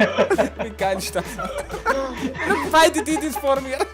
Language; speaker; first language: German; native; German